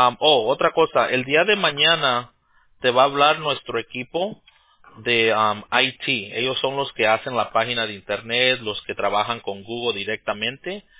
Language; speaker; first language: Spanish; early bilingual, heritage; Spanish